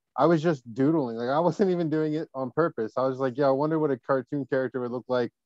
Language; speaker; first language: English; native; English